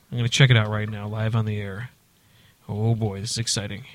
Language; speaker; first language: English; native; English